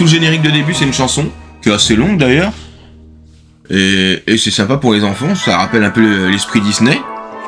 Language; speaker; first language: French; native; French